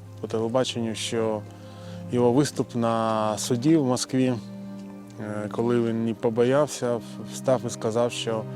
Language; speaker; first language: Ukrainian; non-native, local second language; Russian